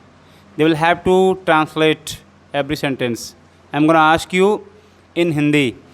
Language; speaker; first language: English; non-native, learner; Hindi